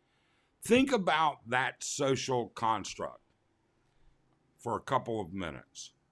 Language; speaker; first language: English; native; English